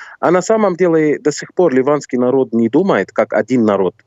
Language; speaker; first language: Russian; non-native, fluent; Arabic